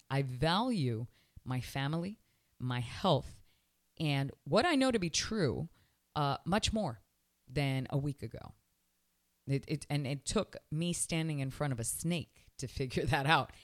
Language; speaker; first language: English; early bilingual, other home language; Spanish